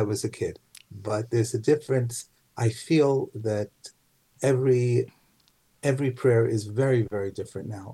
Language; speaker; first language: English; native; English